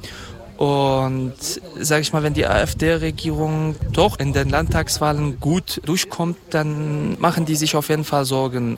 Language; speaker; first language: German; non-native, fluent; Kurdish